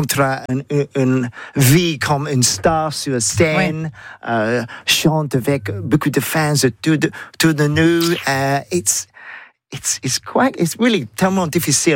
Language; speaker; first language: French; non-native, learner; English